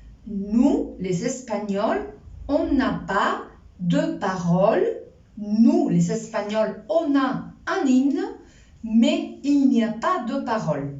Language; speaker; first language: French; non-native, fluent; Spanish